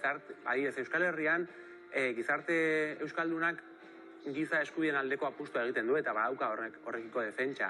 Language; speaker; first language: Basque; native; Basque